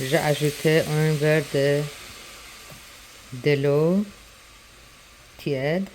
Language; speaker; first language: French; non-native, learner; Persian